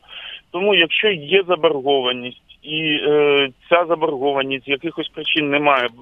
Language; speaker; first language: Ukrainian; native; Ukrainian